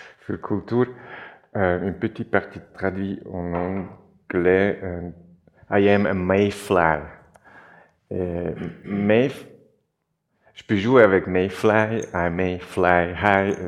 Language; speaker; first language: French; non-native, local second language; German